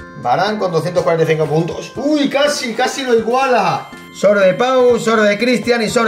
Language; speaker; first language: Spanish; native; Spanish